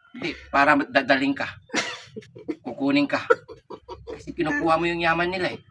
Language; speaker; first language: Filipino; native; Filipino